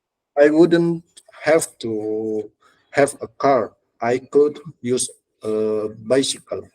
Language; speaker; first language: English; non-native, learner; Indonesian